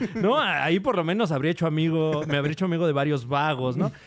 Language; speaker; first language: Spanish; native; Spanish